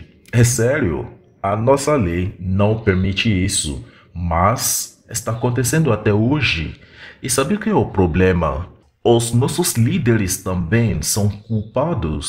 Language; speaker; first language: Portuguese; non-native, fluent; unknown